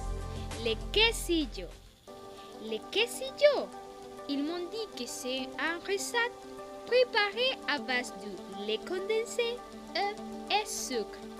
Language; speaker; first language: French; non-native, learner; Spanish